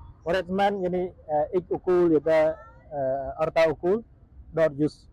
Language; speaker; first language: Turkish; non-native, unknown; Khmer